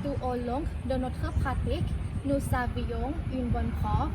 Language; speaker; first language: French; non-native, fluent; Thai